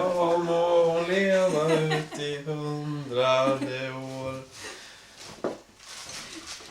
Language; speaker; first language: Swedish; early bilingual, other home language; Estonian